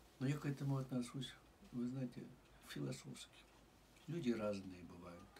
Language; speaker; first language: Russian; native; Russian